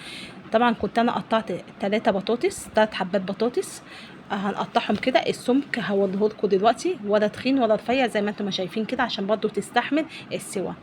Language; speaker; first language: Arabic; native; Arabic